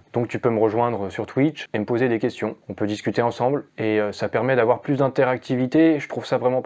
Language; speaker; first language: French; native; French